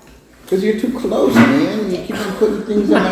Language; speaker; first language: English; native; English